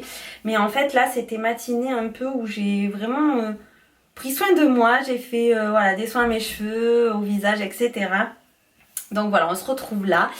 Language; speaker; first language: French; native; French